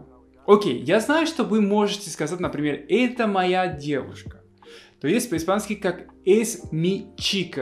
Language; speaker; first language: Russian; non-native, fluent; Spanish